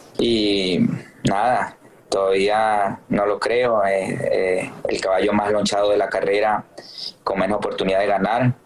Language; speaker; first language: Spanish; native; Spanish